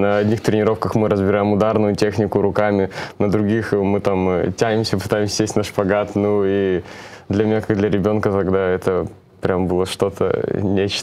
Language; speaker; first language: Russian; native; Russian